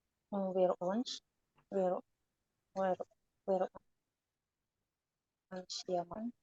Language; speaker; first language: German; non-native, learner; Indonesian